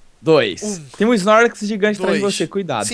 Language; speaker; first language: Portuguese; native; Portuguese